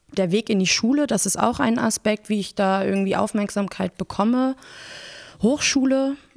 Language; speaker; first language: German; early bilingual, other home language; Persian